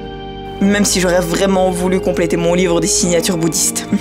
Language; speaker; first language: French; native; French